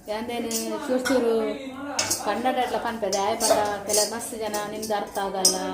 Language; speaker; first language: Kannada; non-native, local second language; Tulu